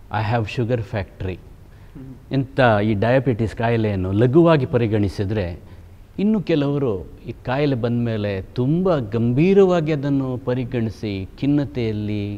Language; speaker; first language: Kannada; non-native, local second language; Konkani